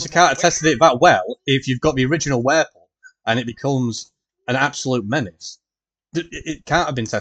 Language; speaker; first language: English; native; English